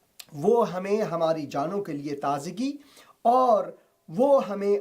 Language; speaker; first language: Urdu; non-native, fluent; Persian